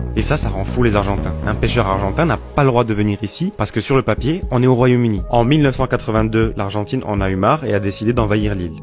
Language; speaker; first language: French; native; French